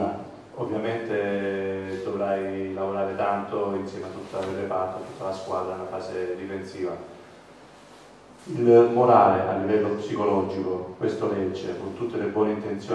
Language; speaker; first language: Italian; native; Italian